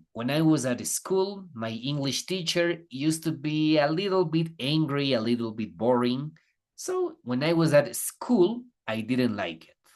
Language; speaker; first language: English; non-native, fluent; Spanish